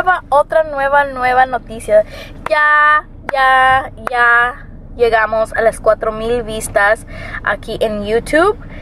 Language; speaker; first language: Spanish; early bilingual, heritage; Spanish